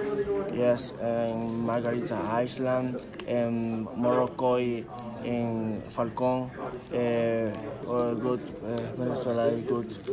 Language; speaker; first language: English; non-native, learner; Spanish